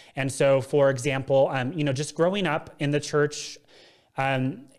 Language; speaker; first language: English; native; English